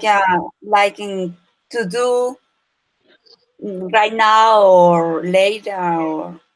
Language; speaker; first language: English; non-native, learner; Spanish